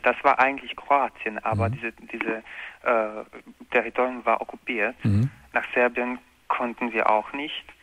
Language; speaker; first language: German; non-native, learner; Croatian